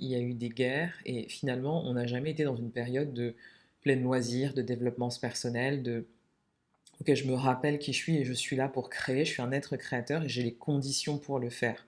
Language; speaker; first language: French; native; French